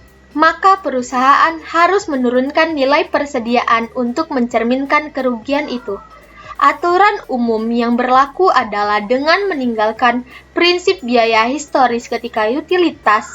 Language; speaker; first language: Indonesian; native; Indonesian